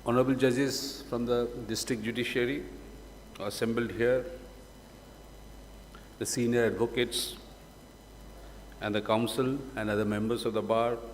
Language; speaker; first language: English; non-native, local second language; Manipuri